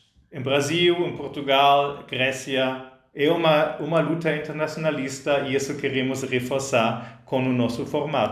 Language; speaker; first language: Portuguese; non-native, fluent; German